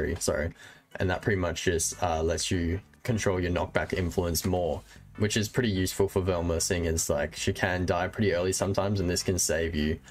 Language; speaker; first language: English; native; English